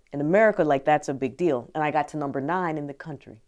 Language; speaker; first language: English; native; English